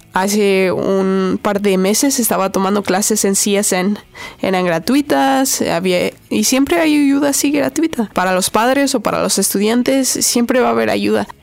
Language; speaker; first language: Spanish; native; Spanish